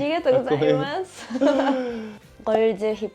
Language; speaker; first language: Korean; non-native, learner; Japanese